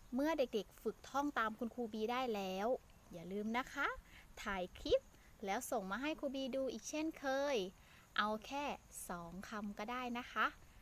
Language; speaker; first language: Thai; native; Thai